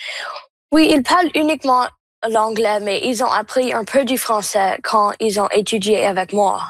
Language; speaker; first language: French; non-native, local second language; English